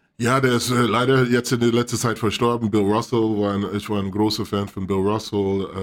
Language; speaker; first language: German; non-native, fluent; English